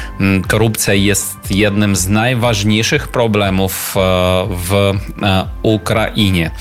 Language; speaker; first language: Polish; non-native, learner; Ukrainian